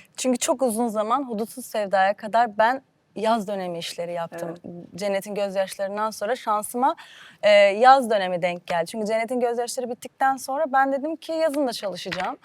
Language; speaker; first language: Turkish; early bilingual, heritage; Turkish